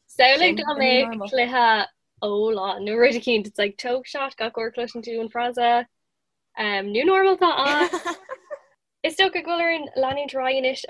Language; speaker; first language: Irish; non-native, local second language; English